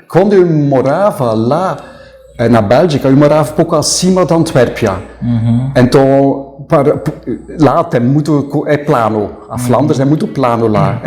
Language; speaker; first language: Portuguese; non-native, fluent; Dutch